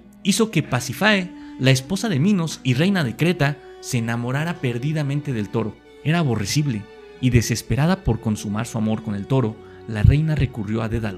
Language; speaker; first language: Spanish; native; Spanish